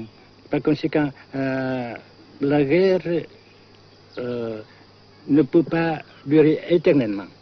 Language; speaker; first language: French; non-native, fluent; Vietnamese